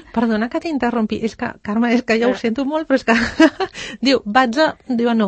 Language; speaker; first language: Catalan; native; Catalan